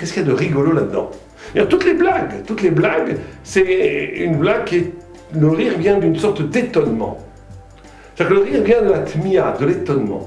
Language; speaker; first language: French; native; French